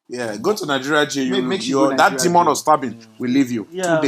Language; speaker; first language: English; non-native, local second language; Yoruba